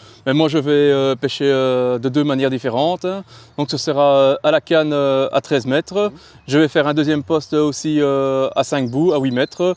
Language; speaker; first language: French; native; French